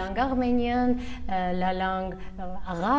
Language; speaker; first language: French; non-native, fluent; Armenian